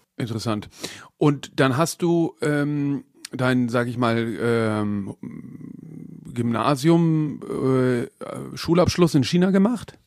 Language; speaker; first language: German; native; German